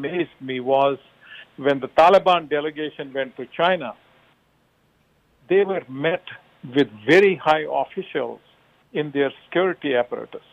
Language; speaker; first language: English; non-native, local second language; Kashmiri